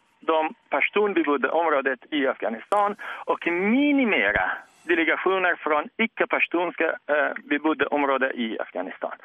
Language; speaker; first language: Swedish; non-native, fluent; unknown